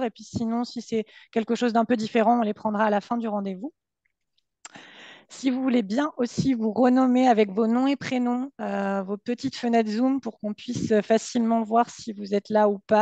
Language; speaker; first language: French; native; French